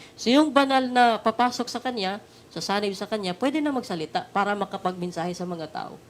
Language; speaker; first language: Filipino; non-native, local second language; Cebuano